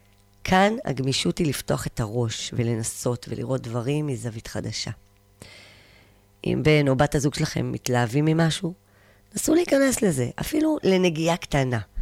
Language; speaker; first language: Hebrew; native; Hebrew